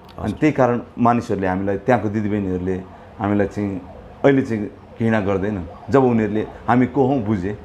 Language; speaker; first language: Nepali; native; Nepali